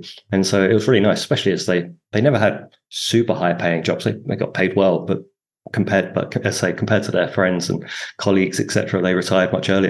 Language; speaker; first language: English; native; English